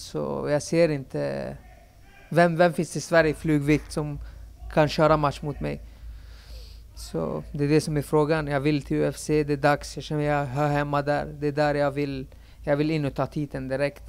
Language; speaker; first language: Swedish; early bilingual, other home language; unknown